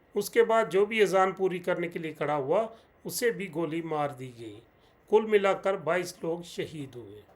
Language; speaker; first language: Hindi; non-native, local second language; Punjabi